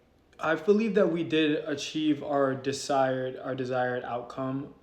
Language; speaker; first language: English; native; English